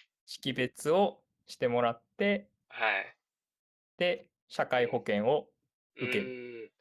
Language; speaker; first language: Japanese; native; Japanese